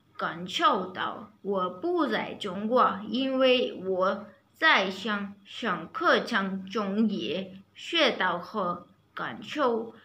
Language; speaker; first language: Chinese; non-native, learner; Urdu